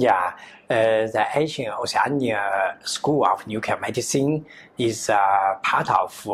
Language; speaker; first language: English; non-native, learner; Chinese